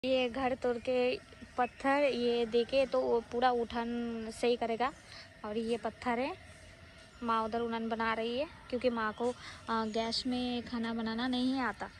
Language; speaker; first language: Hindi; non-native, local second language; Bangla